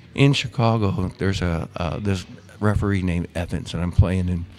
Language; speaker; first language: English; native; English